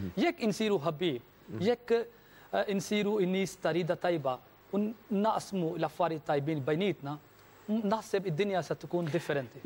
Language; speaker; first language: Maltese; non-native, fluent; Urdu